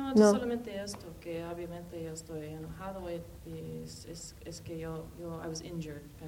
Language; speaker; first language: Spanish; non-native, learner; English